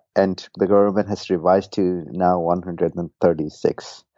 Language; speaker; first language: English; non-native, fluent; Burmese